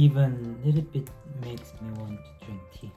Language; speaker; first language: English; non-native, learner; Korean